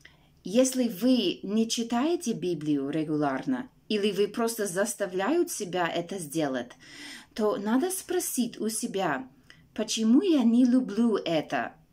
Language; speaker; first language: Russian; non-native, fluent; English